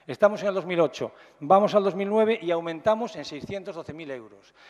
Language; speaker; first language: Spanish; native; Spanish